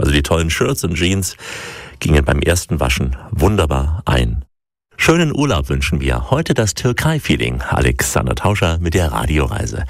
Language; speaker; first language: German; native; German